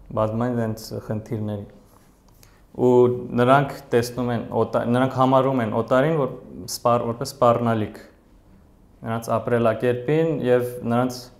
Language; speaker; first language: Armenian; early bilingual, heritage; Armenian